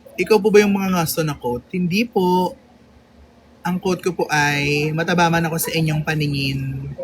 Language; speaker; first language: Filipino; native; Filipino